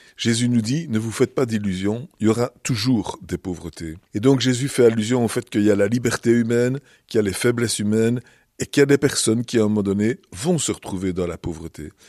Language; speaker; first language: French; native; French